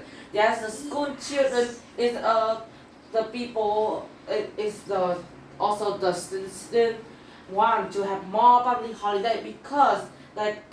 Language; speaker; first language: English; non-native, learner; Vietnamese